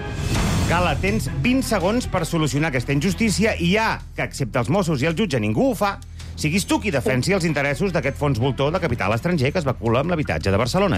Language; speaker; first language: Catalan; native; Catalan